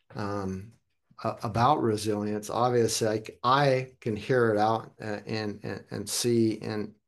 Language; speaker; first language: English; early bilingual, other home language; German